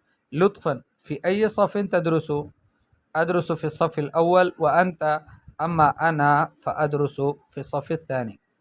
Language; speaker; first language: Arabic; non-native, fluent; Urdu